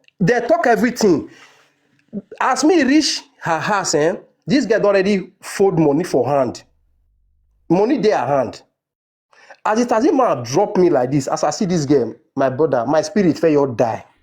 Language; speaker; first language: Nigerian Pidgin; non-native, local second language; Esan